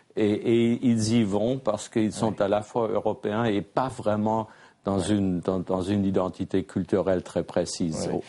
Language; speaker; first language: French; non-native, fluent; German